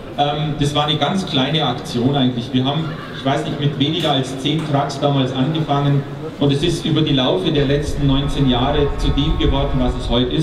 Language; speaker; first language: German; native; German